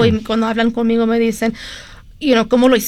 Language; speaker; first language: Spanish; early bilingual, heritage; Spanish